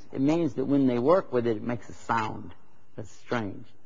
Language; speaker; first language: English; native; English